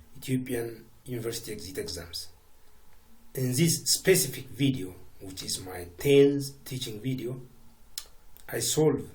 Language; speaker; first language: English; non-native, local second language; Amharic